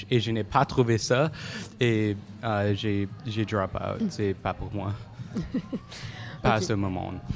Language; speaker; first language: French; non-native, local second language; English